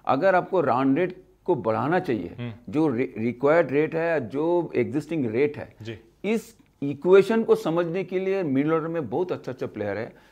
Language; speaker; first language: Hindi; native; Hindi